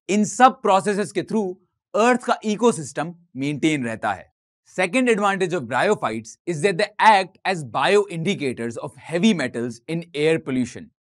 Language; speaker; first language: Urdu; native; Urdu